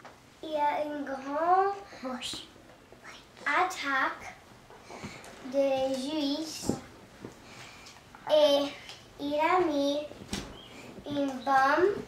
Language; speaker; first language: French; non-native, learner; English